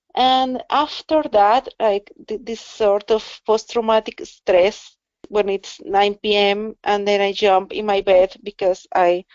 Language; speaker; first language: English; non-native, fluent; Spanish